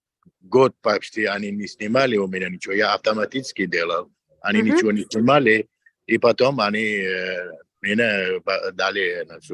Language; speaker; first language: Russian; non-native, local second language; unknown